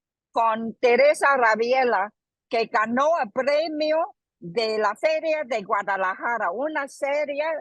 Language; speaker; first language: Spanish; non-native, fluent; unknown